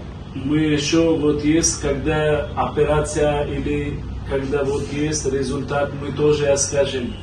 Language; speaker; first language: Russian; non-native, learner; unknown